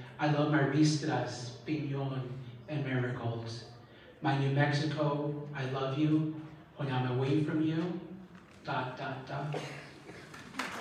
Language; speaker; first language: English; early bilingual, other home language; Spanish